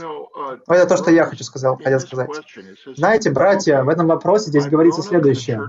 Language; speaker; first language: Russian; native; Russian